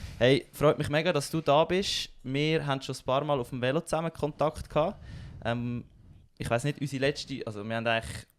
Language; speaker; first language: German; native; German